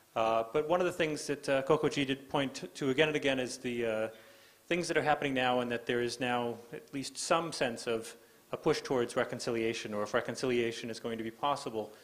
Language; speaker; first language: English; native; English